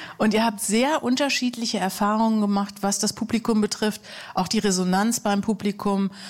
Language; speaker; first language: German; native; German